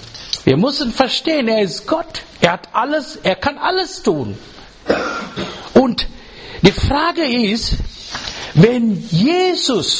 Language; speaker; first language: German; non-native, fluent; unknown